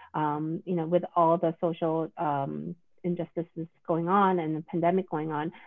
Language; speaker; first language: English; non-native, fluent; Korean